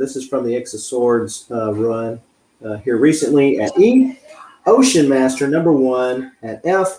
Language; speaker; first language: English; native; English